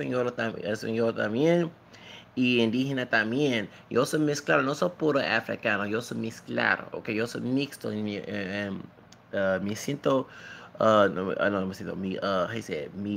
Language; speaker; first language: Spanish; non-native, learner; English